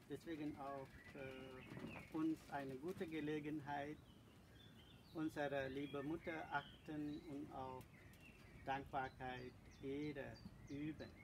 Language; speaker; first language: German; non-native, learner; Sinhala